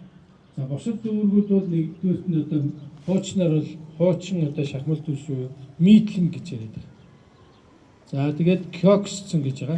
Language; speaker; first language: Mongolian; native; Mongolian